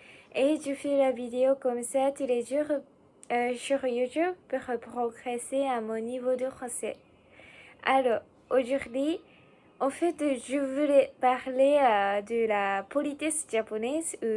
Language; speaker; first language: French; non-native, learner; Japanese